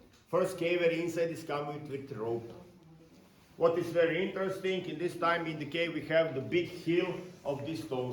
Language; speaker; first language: English; non-native, learner; Croatian